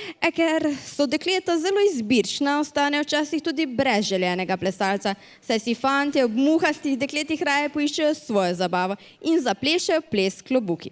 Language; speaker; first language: Slovenian; native; Slovenian